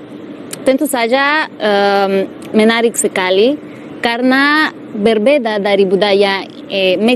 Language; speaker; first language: Indonesian; non-native, fluent; Spanish